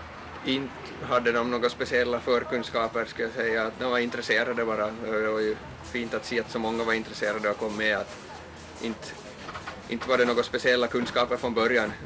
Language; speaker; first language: Swedish; native; Swedish